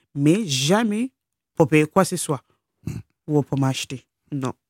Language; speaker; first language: French; non-native, fluent; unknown